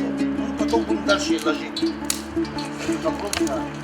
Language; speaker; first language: Russian; non-native, fluent; Tajik